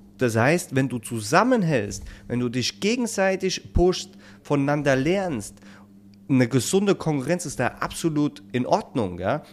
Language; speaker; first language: German; native; German